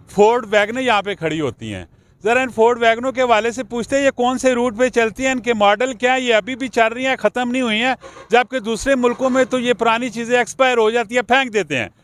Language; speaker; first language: Urdu; non-native, local second language; Punjabi